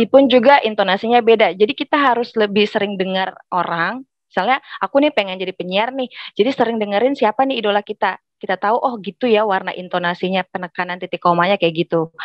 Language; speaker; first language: Indonesian; native; Indonesian